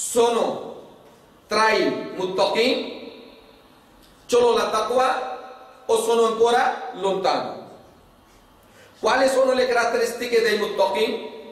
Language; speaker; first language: Italian; non-native, fluent; Urdu